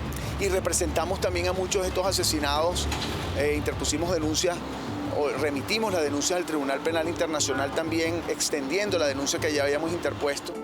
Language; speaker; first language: Spanish; native; Spanish